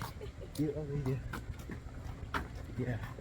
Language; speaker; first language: English; non-native, learner; Vietnamese